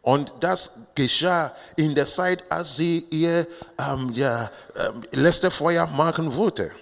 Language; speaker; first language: German; non-native, learner; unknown